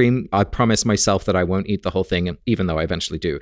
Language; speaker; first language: English; native; English